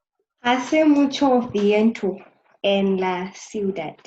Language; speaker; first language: Spanish; non-native, learner; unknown